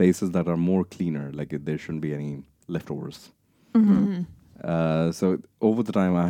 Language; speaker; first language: English; non-native, local second language; Punjabi